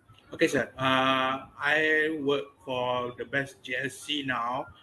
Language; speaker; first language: English; non-native, learner; Malay